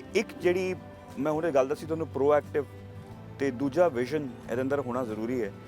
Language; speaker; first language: Punjabi; native; Punjabi